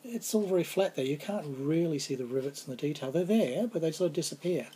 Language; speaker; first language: English; native; English